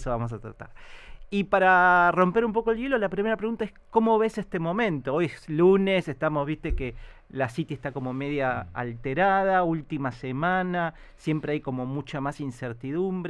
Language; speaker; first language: Spanish; native; Spanish